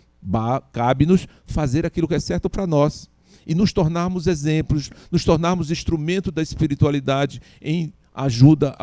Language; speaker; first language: Portuguese; native; Portuguese